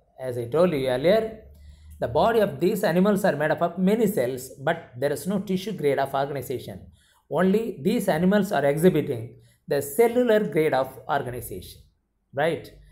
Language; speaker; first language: English; non-native, local second language; Tamil